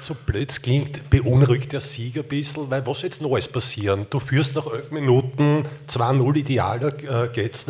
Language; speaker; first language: German; native; German